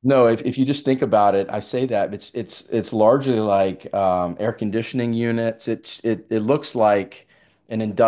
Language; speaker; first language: English; native; English